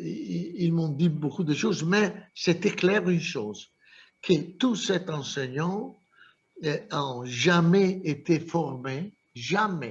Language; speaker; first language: French; non-native, fluent; Italian